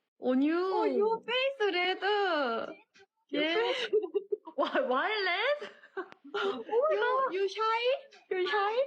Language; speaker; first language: English; non-native, learner; Korean